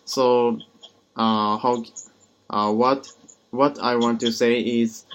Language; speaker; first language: English; non-native, learner; Japanese